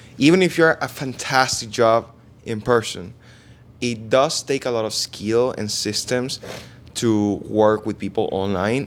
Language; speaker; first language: English; non-native, fluent; Spanish